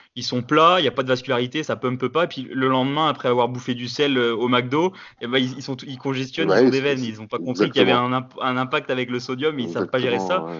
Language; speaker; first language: French; native; French